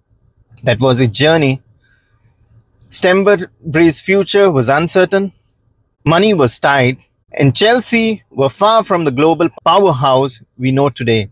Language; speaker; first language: English; non-native, local second language; Konkani